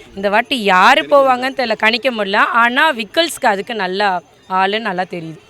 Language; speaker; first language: Tamil; native; Tamil